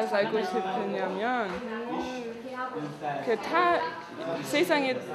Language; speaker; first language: Korean; non-native, learner; German